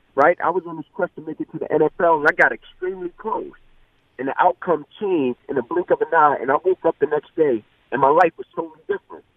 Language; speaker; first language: English; native; English